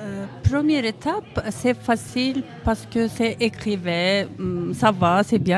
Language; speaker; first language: French; non-native, learner; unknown